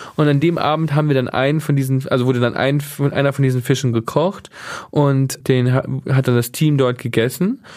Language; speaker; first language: German; native; German